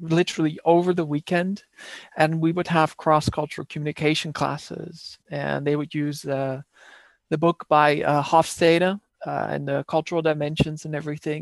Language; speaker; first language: English; non-native, fluent; Dutch